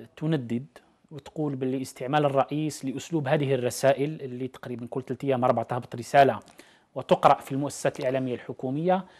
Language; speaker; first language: Arabic; native; Arabic